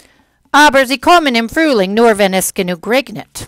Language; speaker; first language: German; non-native, fluent; English